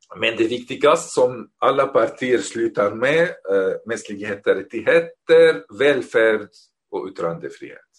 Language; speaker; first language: Swedish; non-native, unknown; Arabic